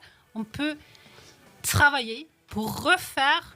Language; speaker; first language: French; non-native, fluent; Norwegian